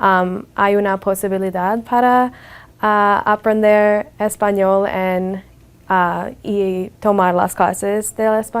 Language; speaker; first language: Spanish; non-native, learner; English